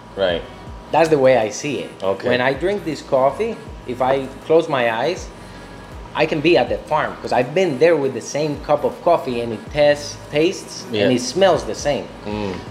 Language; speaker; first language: English; non-native, fluent; Spanish